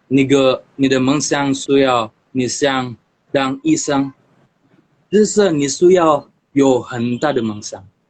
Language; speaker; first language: Chinese; non-native, learner; Indonesian